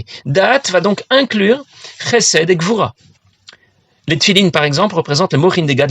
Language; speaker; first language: French; native; French